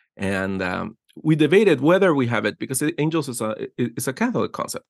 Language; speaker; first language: English; non-native, fluent; Spanish